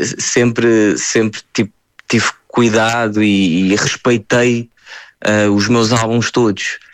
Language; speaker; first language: Portuguese; early bilingual, heritage; French